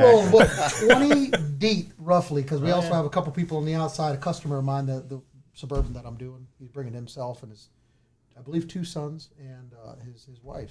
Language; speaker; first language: English; native; English